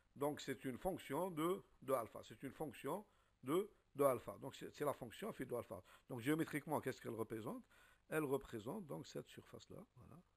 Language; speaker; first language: French; non-native, local second language; Arabic